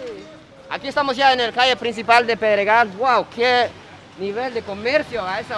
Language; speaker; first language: Spanish; non-native, fluent; Japanese